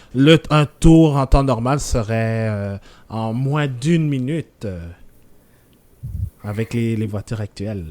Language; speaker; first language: French; native; French